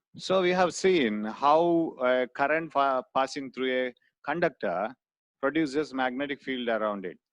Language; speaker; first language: English; non-native, local second language; Kannada